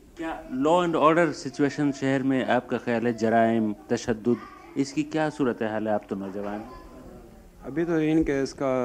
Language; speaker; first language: Urdu; native; Urdu